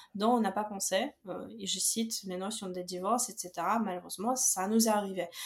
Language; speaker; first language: French; non-native, fluent; Russian